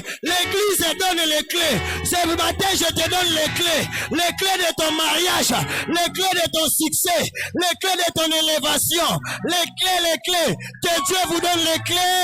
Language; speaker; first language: French; non-native, local second language; Lingala